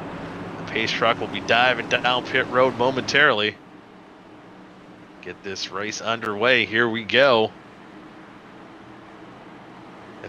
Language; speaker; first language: English; native; English